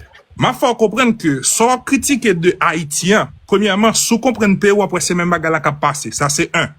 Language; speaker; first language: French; non-native, local second language; Haitian Creole